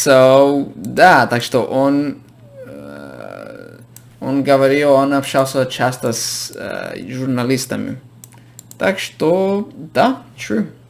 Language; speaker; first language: Russian; non-native, fluent; English